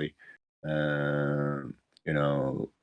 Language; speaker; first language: English; non-native, learner; Japanese